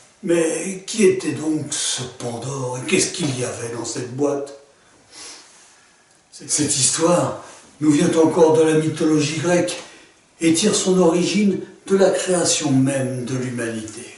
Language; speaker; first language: French; native; French